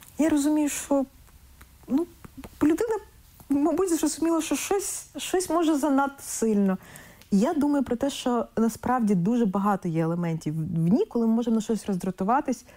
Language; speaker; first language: Ukrainian; non-native, local second language; Russian